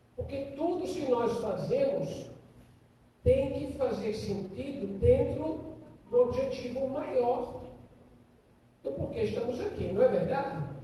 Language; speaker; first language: Portuguese; non-native, fluent; German